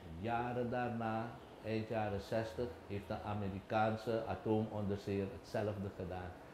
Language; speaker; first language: Dutch; native; Dutch